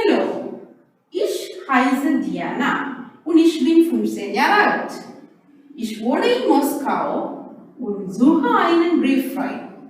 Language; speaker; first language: German; non-native, learner; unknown